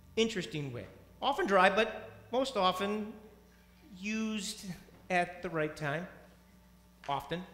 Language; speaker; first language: English; native; English